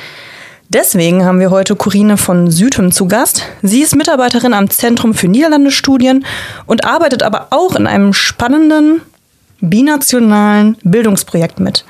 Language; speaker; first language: German; native; German